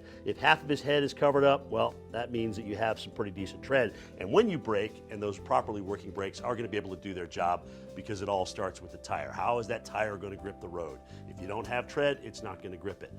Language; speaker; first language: English; native; English